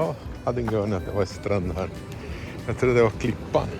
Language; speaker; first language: Swedish; non-native, fluent; Portuguese